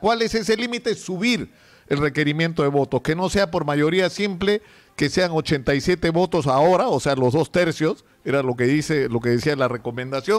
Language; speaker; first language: Spanish; native; Spanish